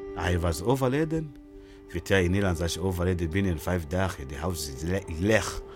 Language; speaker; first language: Dutch; non-native, learner; Rundi